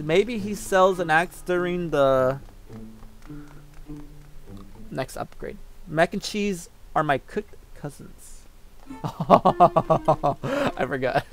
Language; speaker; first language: English; early bilingual, other home language; Spanish